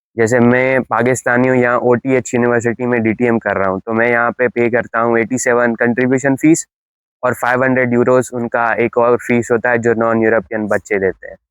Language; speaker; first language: Urdu; native; Urdu